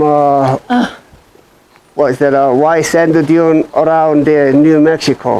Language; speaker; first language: English; non-native, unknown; Korean